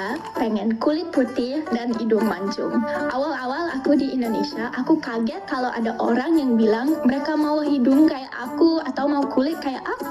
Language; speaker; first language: Indonesian; non-native, fluent; English